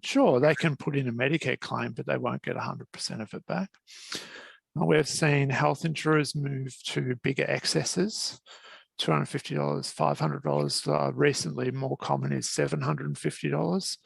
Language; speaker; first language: English; native; English